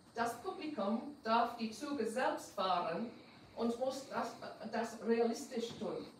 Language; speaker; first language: German; non-native, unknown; English